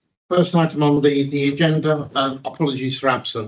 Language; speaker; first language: English; native; English